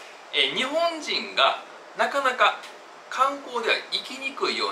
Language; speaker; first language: Japanese; native; Japanese